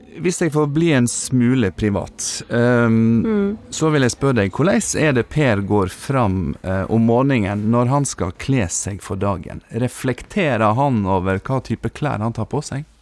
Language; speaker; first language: Norwegian; native; Norwegian